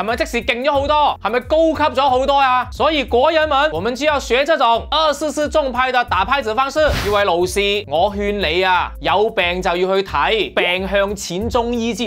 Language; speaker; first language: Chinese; non-native, local second language; Cantonese